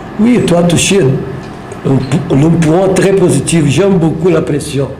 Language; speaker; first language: French; non-native, fluent; Portuguese